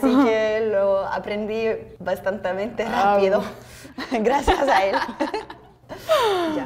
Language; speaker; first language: Spanish; non-native, fluent; Serbian